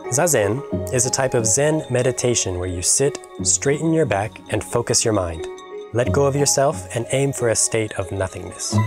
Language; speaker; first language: English; native; English